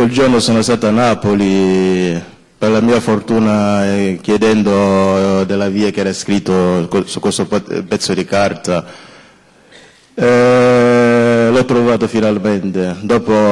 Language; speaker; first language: Italian; non-native, fluent; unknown